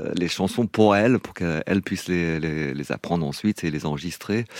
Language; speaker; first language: French; non-native, fluent; English